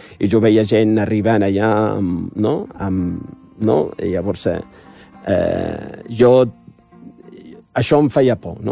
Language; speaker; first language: Catalan; non-native, fluent; Arabic